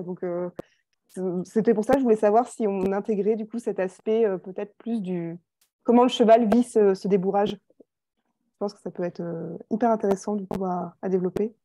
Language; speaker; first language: French; native; French